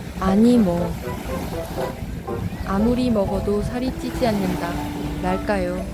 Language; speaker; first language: Korean; native; Korean